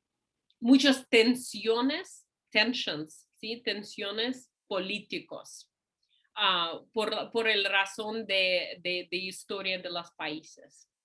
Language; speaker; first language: Spanish; non-native, fluent; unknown